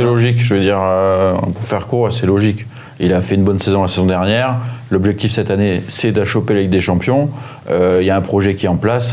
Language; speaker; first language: French; native; French